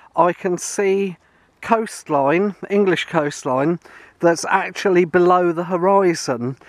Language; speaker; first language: English; native; English